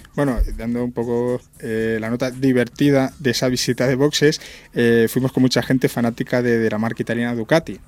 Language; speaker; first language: Spanish; native; Spanish